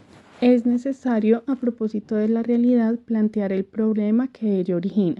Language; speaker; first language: Spanish; native; Spanish